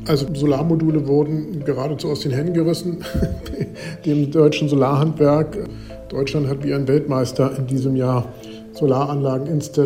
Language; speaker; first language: German; native; German